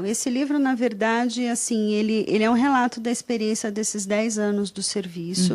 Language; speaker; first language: Portuguese; native; Portuguese